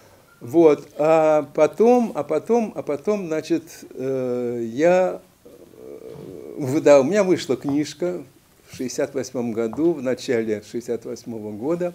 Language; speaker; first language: Russian; native; Russian